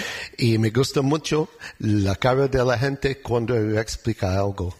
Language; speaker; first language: Spanish; non-native, learner; English